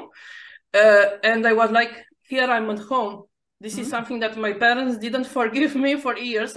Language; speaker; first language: English; non-native, fluent; Romanian